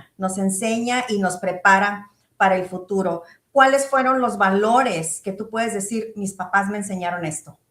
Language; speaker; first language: Spanish; native; Spanish